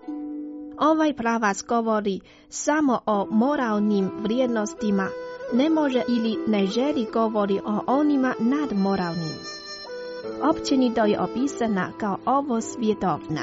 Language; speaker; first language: Croatian; non-native, fluent; Chinese